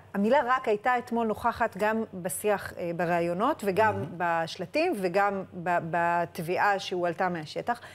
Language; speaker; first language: Hebrew; native; Hebrew